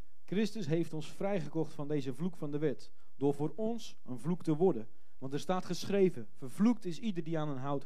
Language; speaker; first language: Dutch; native; Dutch